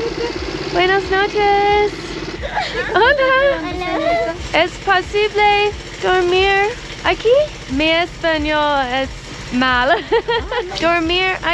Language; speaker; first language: Spanish; non-native, learner; English